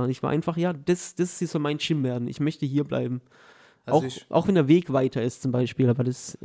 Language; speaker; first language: German; native; German